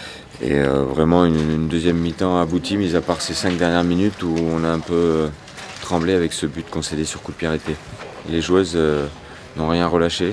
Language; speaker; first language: French; native; French